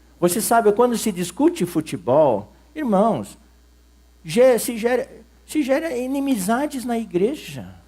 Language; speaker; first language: Portuguese; early bilingual, other home language; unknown